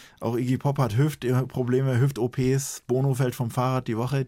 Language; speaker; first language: German; native; German